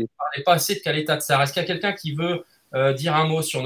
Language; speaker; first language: French; native; French